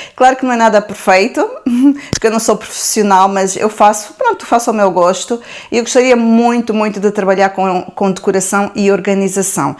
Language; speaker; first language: Portuguese; native; Portuguese